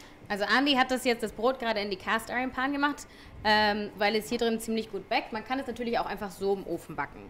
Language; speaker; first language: German; native; German